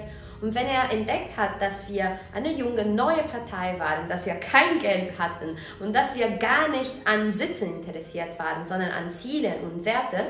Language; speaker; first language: German; non-native, fluent; Italian